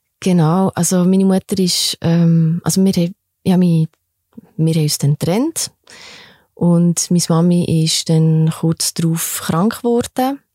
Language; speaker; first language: German; early bilingual, other home language; Albanian